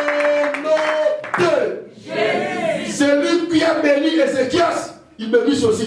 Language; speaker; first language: French; non-native, local second language; Lingala